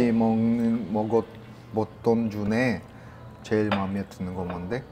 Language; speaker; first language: Korean; non-native, learner; Russian